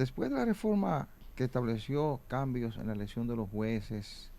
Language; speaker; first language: Spanish; native; Spanish